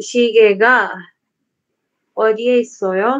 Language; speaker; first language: Korean; non-native, learner; Indonesian